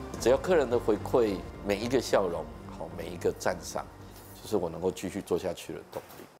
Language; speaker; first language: Chinese; native; Chinese